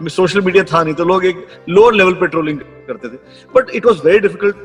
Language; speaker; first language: Hindi; native; Hindi